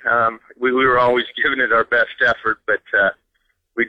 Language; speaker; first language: English; native; English